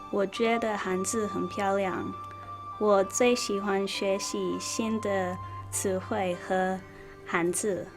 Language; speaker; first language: Chinese; non-native, learner; English